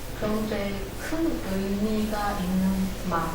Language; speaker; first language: Korean; non-native, learner; Chinese